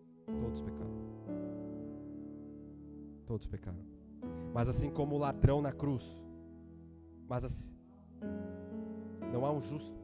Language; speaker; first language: Portuguese; native; Portuguese